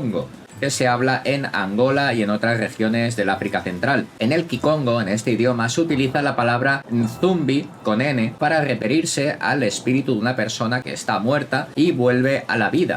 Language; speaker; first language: Spanish; native; Spanish